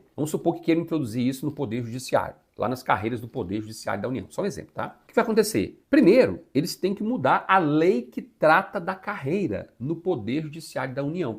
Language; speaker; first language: Portuguese; native; Portuguese